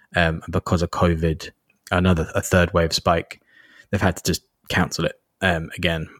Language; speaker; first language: English; native; English